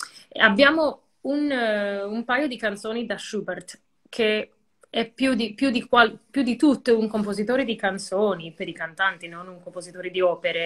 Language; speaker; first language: Italian; non-native, fluent; English